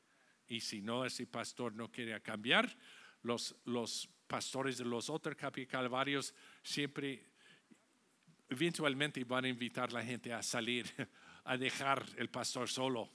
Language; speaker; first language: Spanish; non-native, fluent; English